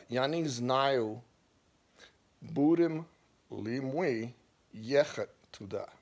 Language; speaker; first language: Russian; non-native, learner; English